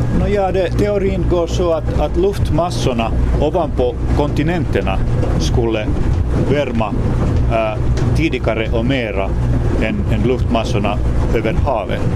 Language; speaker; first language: Swedish; non-native, local second language; Finnish